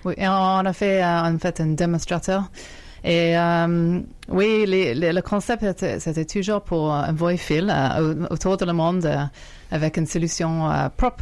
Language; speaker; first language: French; non-native, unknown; English